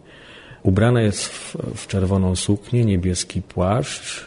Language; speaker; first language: Polish; native; Polish